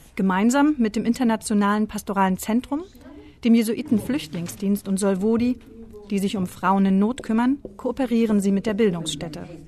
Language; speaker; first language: German; native; German